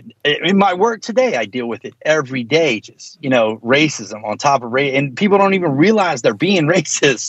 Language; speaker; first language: English; native; English